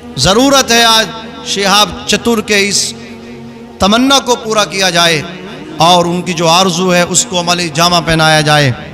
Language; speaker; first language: Urdu; native; Urdu